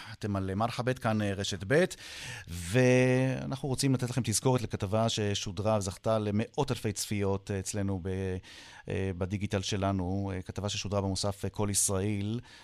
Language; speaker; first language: Hebrew; native; Hebrew